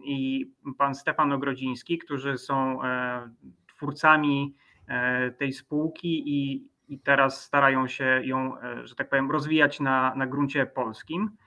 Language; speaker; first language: Polish; native; Polish